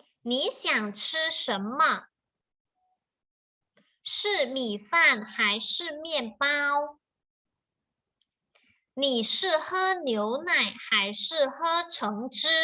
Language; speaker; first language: Chinese; non-native, fluent; Thai